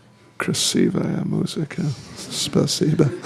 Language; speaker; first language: Russian; non-native, learner; English